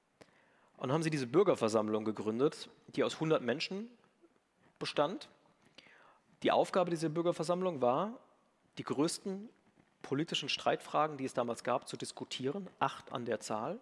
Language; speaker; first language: German; native; German